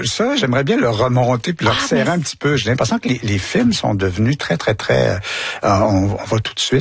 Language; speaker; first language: French; native; French